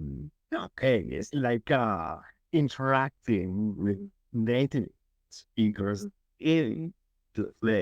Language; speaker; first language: English; non-native, learner; Spanish